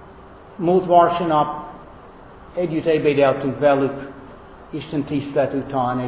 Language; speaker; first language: Hungarian; non-native, fluent; English